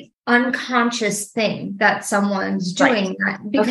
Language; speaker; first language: English; native; English